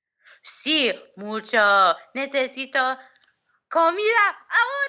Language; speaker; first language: Spanish; non-native, learner; English